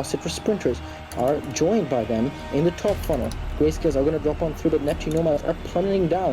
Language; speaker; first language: English; native; English